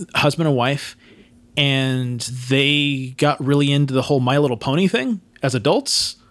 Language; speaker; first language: English; native; English